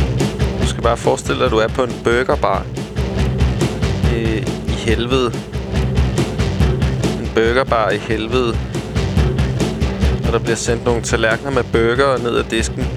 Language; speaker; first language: Danish; native; Danish